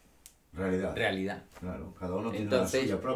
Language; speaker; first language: Spanish; native; Spanish